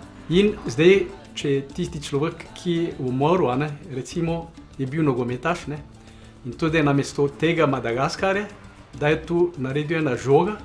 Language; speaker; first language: Slovenian; non-native, learner; Malagasy